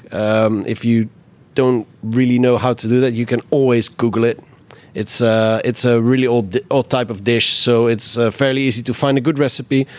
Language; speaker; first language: English; non-native, fluent; Dutch